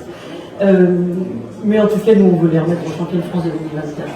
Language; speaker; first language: French; native; French